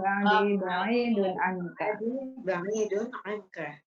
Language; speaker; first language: Arabic; non-native, learner; Indonesian